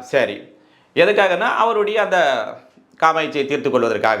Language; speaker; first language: Tamil; native; Tamil